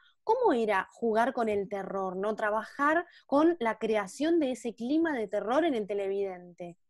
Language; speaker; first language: Spanish; native; Spanish